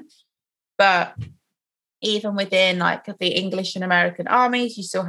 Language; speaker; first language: English; native; English